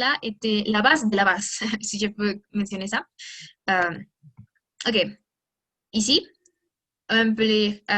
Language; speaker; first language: French; non-native, learner; Spanish